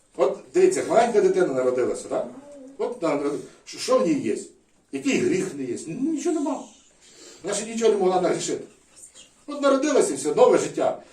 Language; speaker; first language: Ukrainian; non-native, local second language; Russian